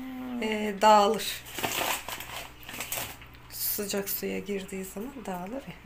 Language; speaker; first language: Turkish; non-native, learner; Russian